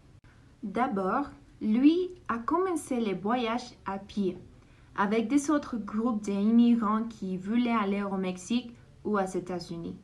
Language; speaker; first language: French; non-native, learner; Spanish